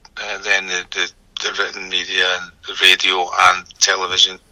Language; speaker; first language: English; native; English